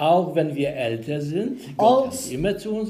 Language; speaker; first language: German; non-native, learner; Polish